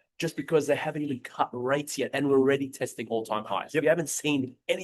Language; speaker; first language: English; native; English